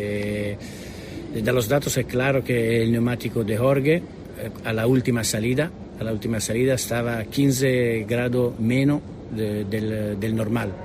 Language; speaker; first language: Spanish; non-native, learner; Italian